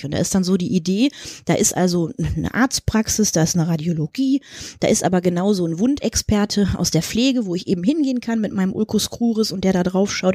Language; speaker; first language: German; native; German